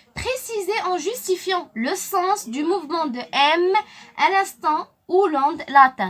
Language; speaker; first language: French; non-native, local second language; Arabic